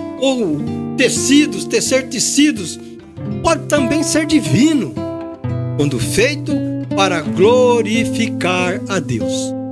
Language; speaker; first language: Portuguese; native; Portuguese